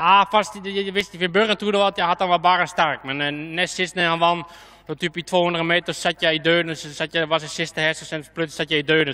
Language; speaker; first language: Swedish; non-native, fluent; Dutch